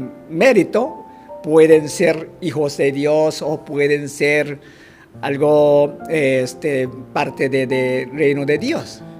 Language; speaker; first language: Spanish; non-native, fluent; Korean